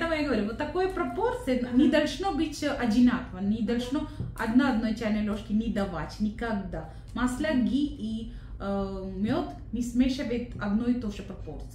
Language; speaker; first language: Russian; non-native, learner; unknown